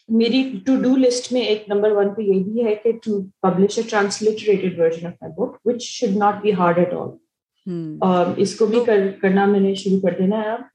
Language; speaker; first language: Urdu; native; Urdu